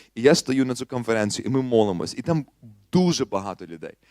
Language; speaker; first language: Ukrainian; non-native, fluent; English